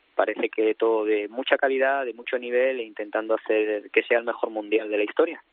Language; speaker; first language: Spanish; native; Spanish